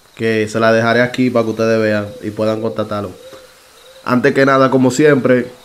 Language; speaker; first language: Spanish; native; Spanish